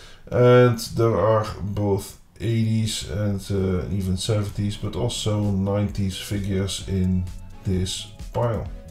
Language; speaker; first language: English; non-native, fluent; Dutch